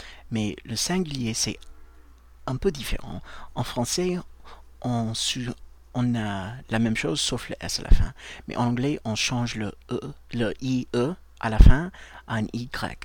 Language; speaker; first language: French; non-native, fluent; English